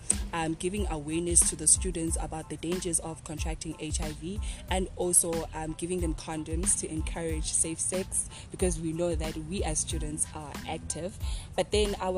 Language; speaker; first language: English; non-native, local second language; Xhosa